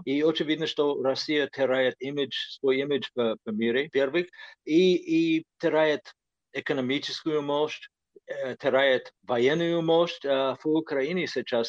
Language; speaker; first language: Russian; non-native, fluent; English